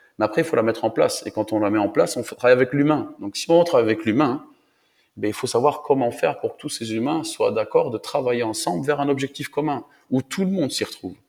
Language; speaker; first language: French; native; French